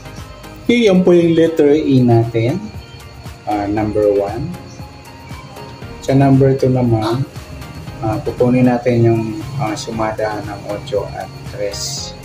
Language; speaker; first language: Filipino; native; Filipino